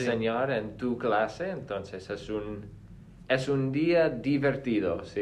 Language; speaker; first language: Spanish; non-native, fluent; English